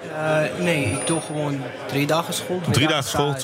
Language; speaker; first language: Dutch; non-native, learner; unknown